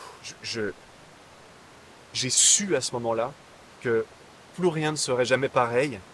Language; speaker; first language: French; native; French